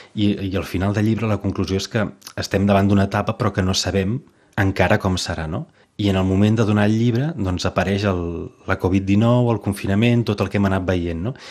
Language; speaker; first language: Catalan; native; Catalan